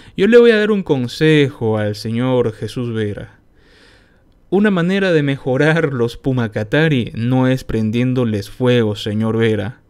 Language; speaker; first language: Spanish; native; Spanish